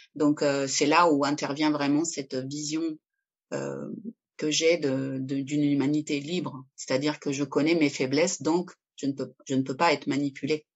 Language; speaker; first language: French; early bilingual, other home language; Spanish